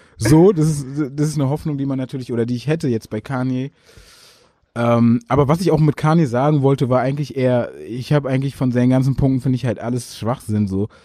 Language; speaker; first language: German; early bilingual, other home language; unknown